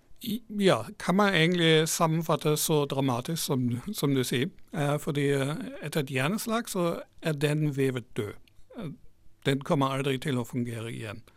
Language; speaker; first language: Norwegian; non-native, fluent; German